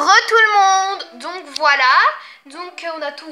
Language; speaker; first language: French; native; French